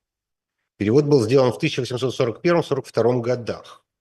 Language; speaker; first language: Russian; native; Russian